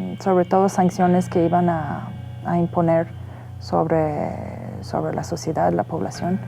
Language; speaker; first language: Spanish; non-native, fluent; Persian